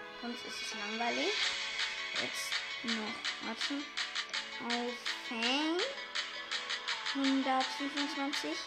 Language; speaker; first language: German; native; German